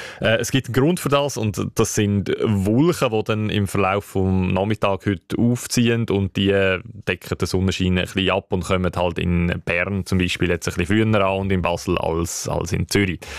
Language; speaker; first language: German; native; German